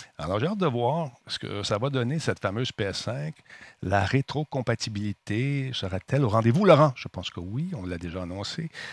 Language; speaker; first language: French; native; French